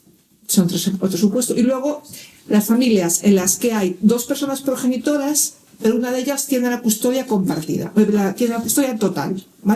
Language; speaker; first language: Spanish; native; Spanish